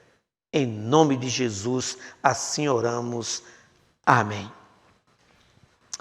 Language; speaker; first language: Portuguese; native; Portuguese